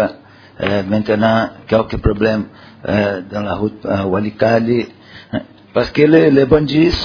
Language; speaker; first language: French; non-native, learner; Portuguese